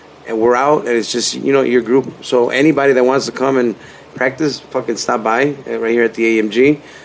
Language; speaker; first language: English; early bilingual, other home language; Spanish